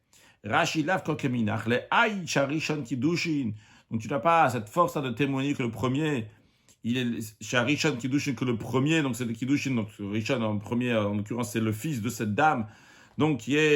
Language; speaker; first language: French; native; French